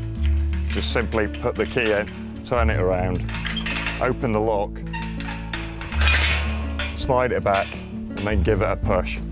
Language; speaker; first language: English; native; English